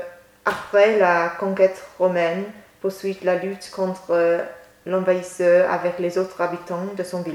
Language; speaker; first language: French; non-native, learner; English